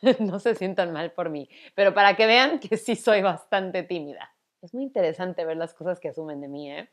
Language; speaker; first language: Spanish; early bilingual, other home language; English